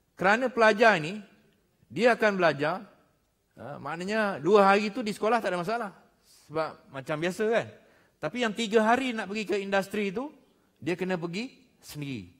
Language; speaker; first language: Malay; native; Malay